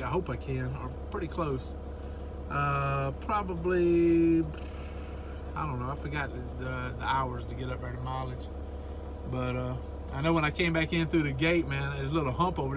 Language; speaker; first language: English; native; English